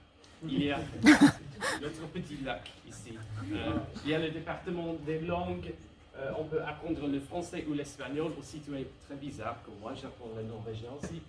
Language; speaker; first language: French; non-native, learner; English